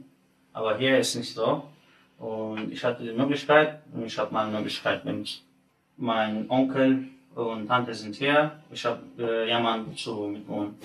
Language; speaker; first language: German; non-native, learner; Turkish